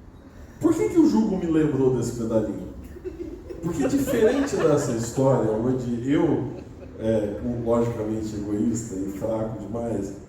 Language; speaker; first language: Portuguese; native; Portuguese